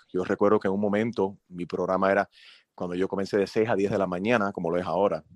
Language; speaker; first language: Spanish; early bilingual, heritage; Spanish